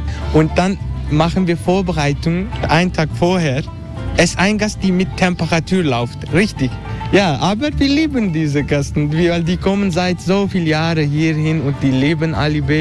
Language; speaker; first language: German; non-native, fluent; Turkish